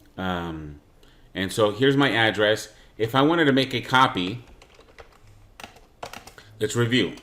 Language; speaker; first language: English; native; English